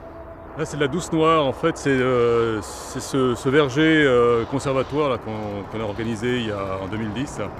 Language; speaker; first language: French; native; French